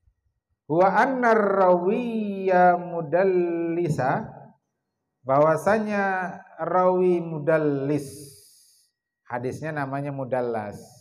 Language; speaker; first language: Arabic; non-native, fluent; Indonesian